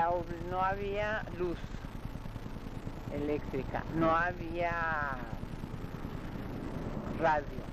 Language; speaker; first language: Spanish; early bilingual, other home language; Russian